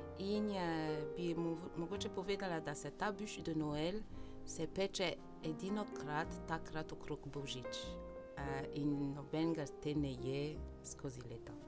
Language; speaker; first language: Slovenian; non-native, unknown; French